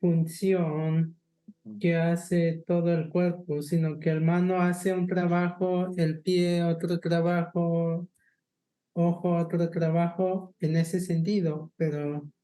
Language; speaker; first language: Spanish; non-native, local second language; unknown